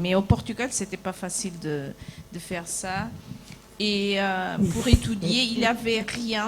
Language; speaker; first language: French; non-native, fluent; Portuguese